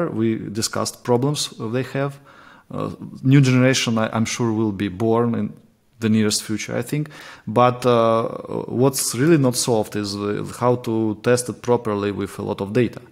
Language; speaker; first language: English; non-native, fluent; Russian